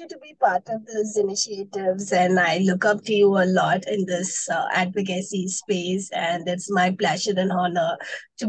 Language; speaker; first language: English; non-native, local second language; Tamil